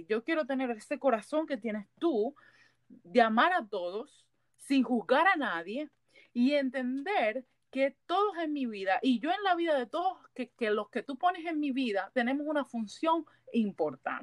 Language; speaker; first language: Spanish; early bilingual, heritage; Spanish